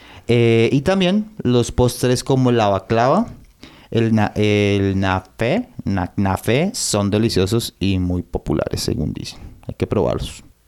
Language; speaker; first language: Spanish; native; Spanish